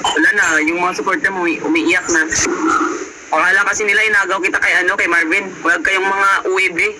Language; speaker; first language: Filipino; non-native, local second language; Hiligaynon